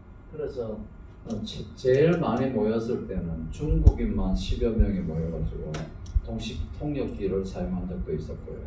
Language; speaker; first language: Korean; native; Korean